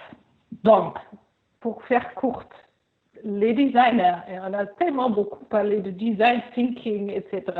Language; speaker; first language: French; non-native, fluent; German